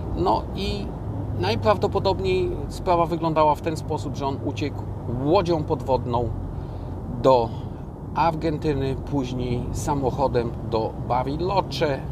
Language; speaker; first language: Polish; native; Polish